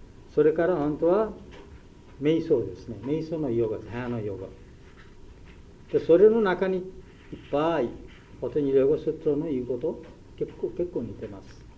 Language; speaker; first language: Japanese; non-native, learner; Bangla